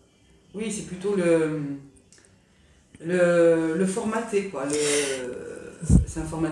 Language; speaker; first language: French; native; French